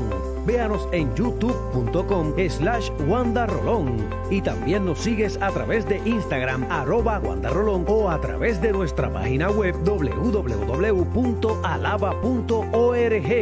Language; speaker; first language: Spanish; native; Spanish